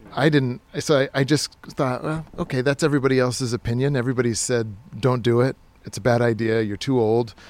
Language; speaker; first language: English; native; English